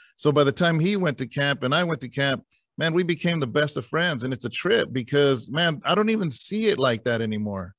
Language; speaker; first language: English; native; English